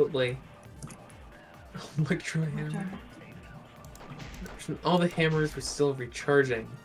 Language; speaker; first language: English; native; English